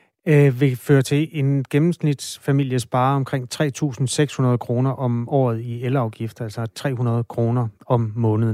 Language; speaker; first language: Danish; native; Danish